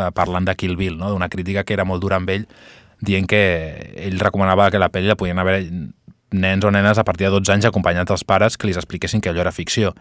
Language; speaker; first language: Catalan; non-native, local second language; Spanish